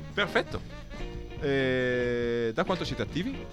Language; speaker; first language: Italian; native; Italian